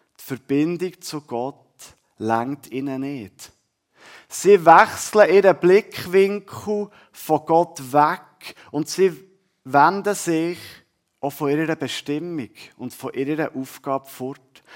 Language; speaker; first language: German; native; German